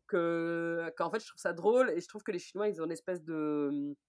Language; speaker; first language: French; native; French